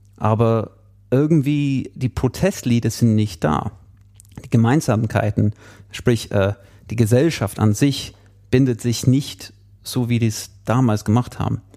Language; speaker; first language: German; non-native, fluent; English